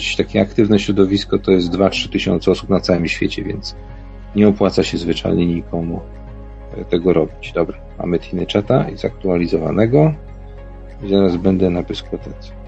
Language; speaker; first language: Polish; native; Polish